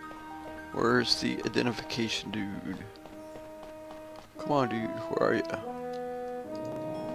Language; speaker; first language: English; native; English